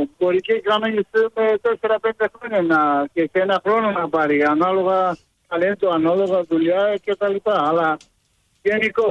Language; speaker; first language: Greek; early bilingual, heritage; Greek